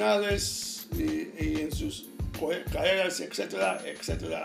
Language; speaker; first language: Spanish; non-native, fluent; English